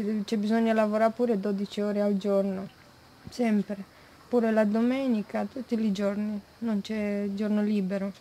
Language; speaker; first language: Italian; non-native, fluent; Romanian